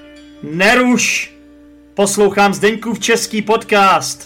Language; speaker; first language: Czech; native; Czech